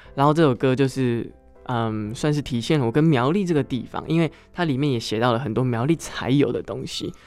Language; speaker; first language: Chinese; non-native, local second language; Hakka Chinese